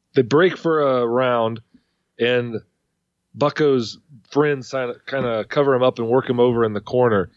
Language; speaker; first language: English; native; English